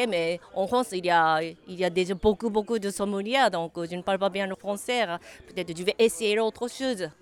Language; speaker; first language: French; non-native, learner; Japanese